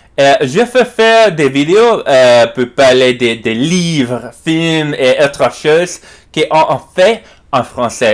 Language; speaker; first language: French; non-native, learner; English